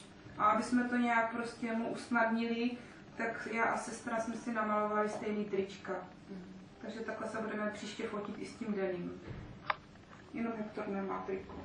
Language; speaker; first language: Czech; native; Czech